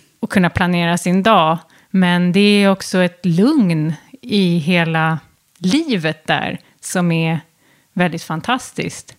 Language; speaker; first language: Swedish; native; Swedish